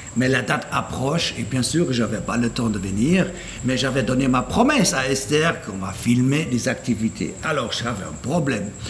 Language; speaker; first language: French; non-native, fluent; German